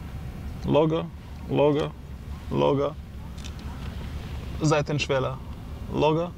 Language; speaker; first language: German; non-native, fluent; Russian